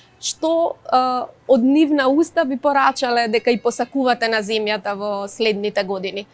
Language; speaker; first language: Macedonian; native; Macedonian